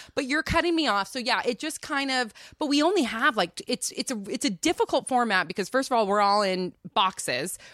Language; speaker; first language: English; native; English